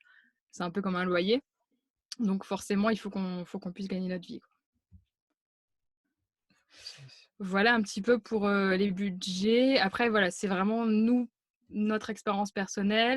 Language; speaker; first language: French; native; French